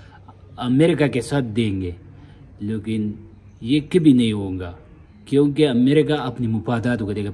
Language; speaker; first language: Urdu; non-native, local second language; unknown